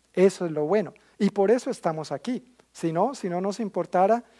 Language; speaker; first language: Spanish; native; Spanish